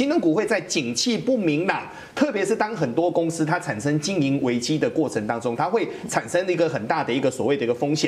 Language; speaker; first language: Chinese; native; Chinese